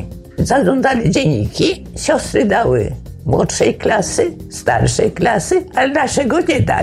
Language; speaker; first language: Polish; native; Polish